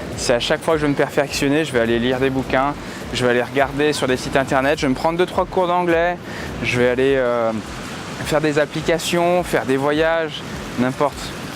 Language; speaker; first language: French; native; French